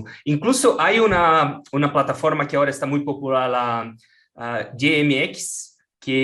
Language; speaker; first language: Spanish; non-native, fluent; Portuguese